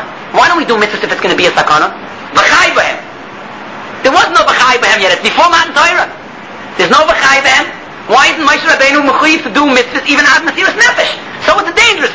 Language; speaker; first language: English; native; English